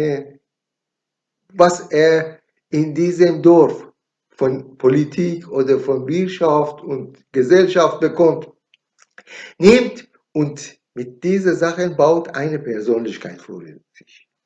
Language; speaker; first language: German; non-native, learner; Persian